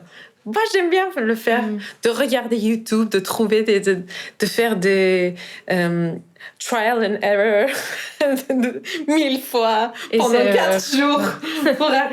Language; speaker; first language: French; non-native, fluent; Persian